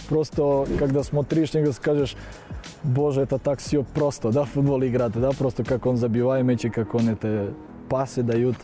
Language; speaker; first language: Russian; non-native, learner; Serbian